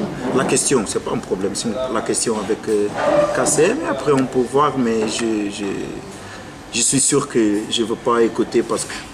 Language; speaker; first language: French; non-native, fluent; Portuguese